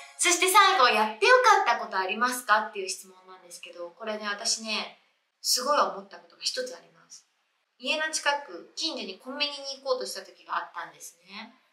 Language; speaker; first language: Japanese; early bilingual, other home language; Vietnamese